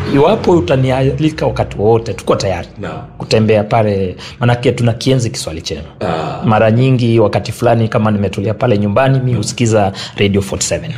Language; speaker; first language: Swahili; non-native, local second language; Kalenjin